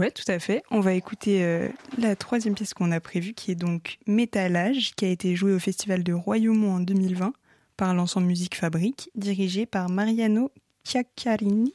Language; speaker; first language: French; native; French